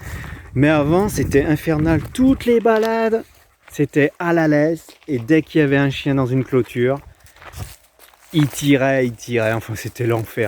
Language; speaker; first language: French; native; French